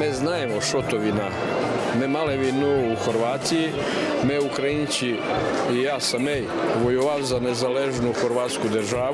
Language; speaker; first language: Ukrainian; early bilingual, heritage; Ukrainian